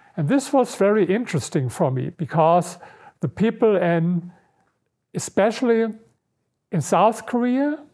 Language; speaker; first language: English; non-native, fluent; German